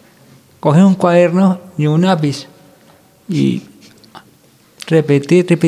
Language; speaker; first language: Spanish; non-native, local second language; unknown